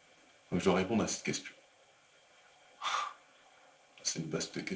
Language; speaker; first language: French; native; French